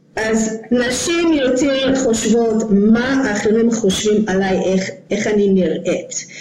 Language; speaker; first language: Hebrew; non-native, fluent; English